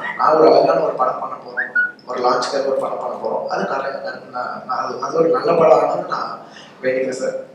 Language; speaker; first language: Tamil; non-native, local second language; Telugu